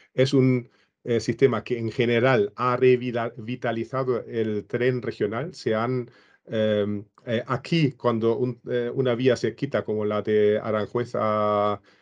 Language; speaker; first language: Spanish; non-native, fluent; German